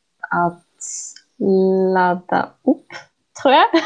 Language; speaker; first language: Danish; non-native, fluent; Polish